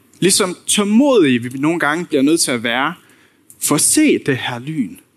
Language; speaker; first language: Danish; non-native, local second language; Faroese